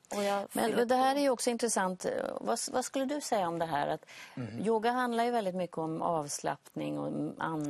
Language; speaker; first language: Swedish; native; Swedish